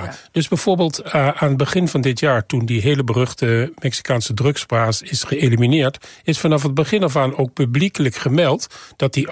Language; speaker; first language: Dutch; native; Dutch